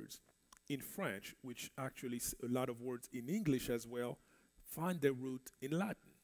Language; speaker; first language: English; non-native, fluent; French